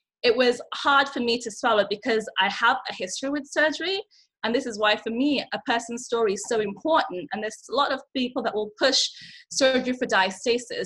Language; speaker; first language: English; early bilingual, other home language; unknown